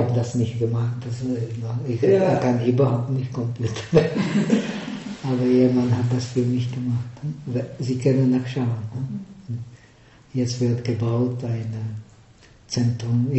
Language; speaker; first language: German; non-native, fluent; Czech